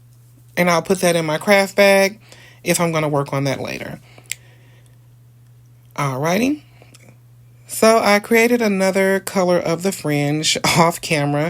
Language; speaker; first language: English; native; English